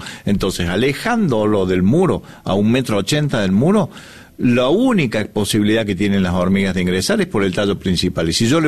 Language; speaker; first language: Spanish; native; Spanish